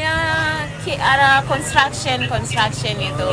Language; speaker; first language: Indonesian; non-native, fluent; Shona